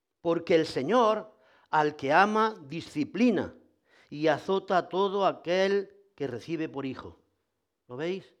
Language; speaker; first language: Spanish; native; Spanish